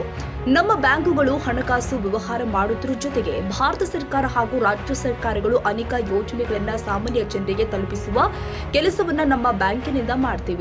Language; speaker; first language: Kannada; native; Kannada